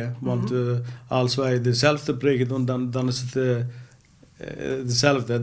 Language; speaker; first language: Dutch; non-native, fluent; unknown